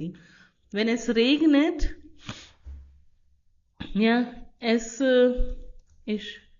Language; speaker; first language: German; non-native, fluent; Hindi